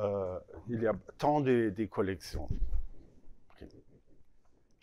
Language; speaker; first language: French; non-native, learner; German